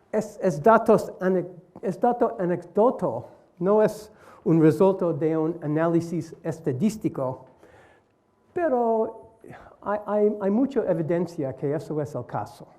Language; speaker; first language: Spanish; non-native, learner; English